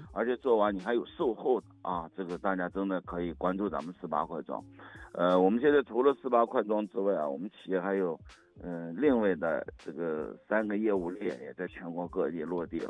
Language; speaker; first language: Chinese; native; Chinese